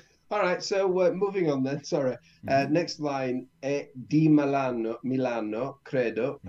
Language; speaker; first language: Italian; non-native, learner; English